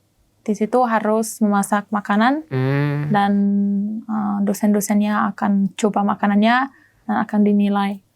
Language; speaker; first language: Indonesian; non-native, learner; German